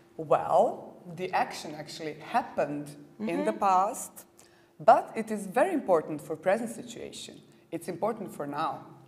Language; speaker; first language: English; non-native, fluent; Serbian